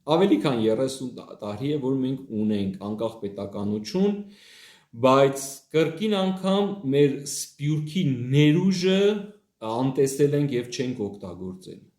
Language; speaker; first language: Armenian; native; Armenian